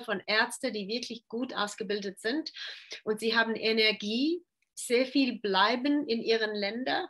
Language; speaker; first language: German; non-native, fluent; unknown